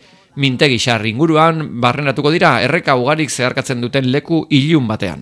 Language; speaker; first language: Basque; native; Basque